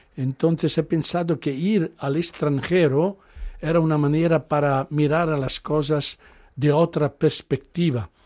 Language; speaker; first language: Spanish; non-native, fluent; Italian